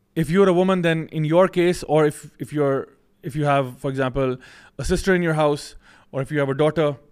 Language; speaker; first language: English; non-native, local second language; Urdu